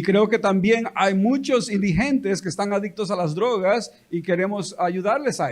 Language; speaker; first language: Spanish; native; Spanish